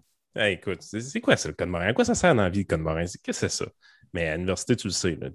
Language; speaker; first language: French; native; French